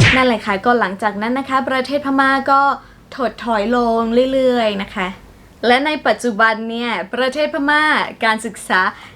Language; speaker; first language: Thai; non-native, fluent; Burmese